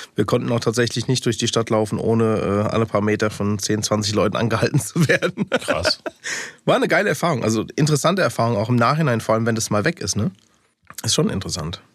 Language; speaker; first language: German; early bilingual, other home language; English